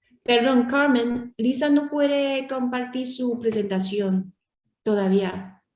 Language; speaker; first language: Spanish; non-native, learner; Chinese